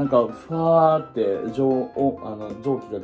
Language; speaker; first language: Japanese; native; Japanese